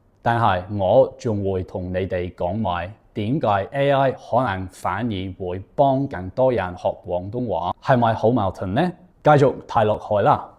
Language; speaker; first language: Cantonese; non-native, fluent; English